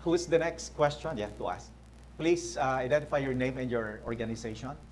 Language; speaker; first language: English; non-native, local second language; Filipino